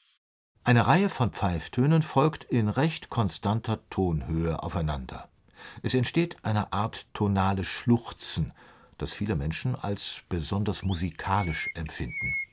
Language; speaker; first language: German; native; German